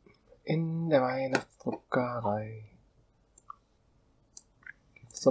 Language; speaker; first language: German; native; German